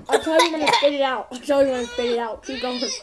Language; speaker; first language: English; native; English